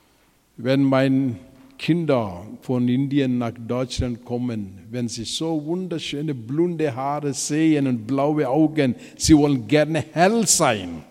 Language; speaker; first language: German; non-native, fluent; Telugu